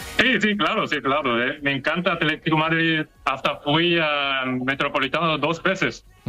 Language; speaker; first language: Spanish; non-native, learner; Korean